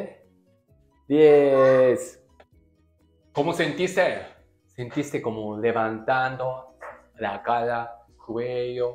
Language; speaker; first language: Spanish; non-native, learner; Japanese